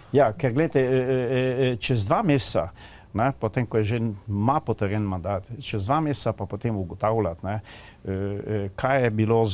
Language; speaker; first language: Slovenian; native; Slovenian